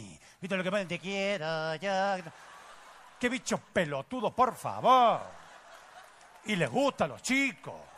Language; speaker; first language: Spanish; native; Spanish